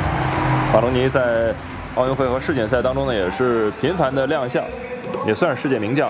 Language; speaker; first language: Chinese; native; Chinese